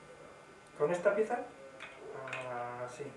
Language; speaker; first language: Spanish; native; Spanish